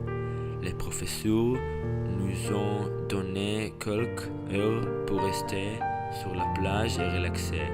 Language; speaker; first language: French; non-native, learner; English